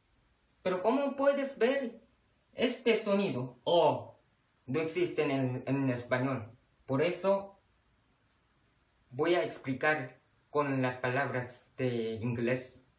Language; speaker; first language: Spanish; non-native, fluent; Korean